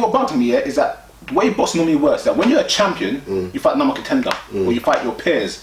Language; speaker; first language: English; native; English